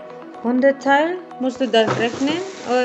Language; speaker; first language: German; non-native, learner; Filipino